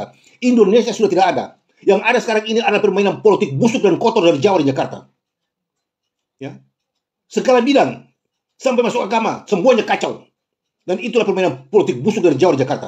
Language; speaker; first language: Indonesian; native; Indonesian